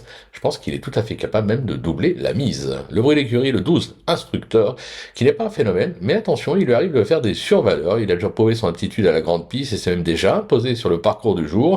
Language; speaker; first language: French; native; French